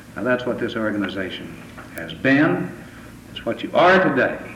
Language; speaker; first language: English; native; English